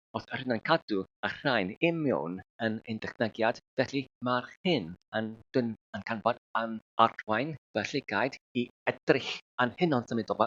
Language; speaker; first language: Welsh; non-native, learner; Filipino